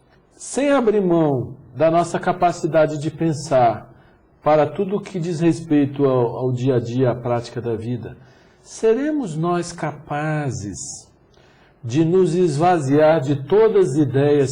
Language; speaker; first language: Portuguese; native; Portuguese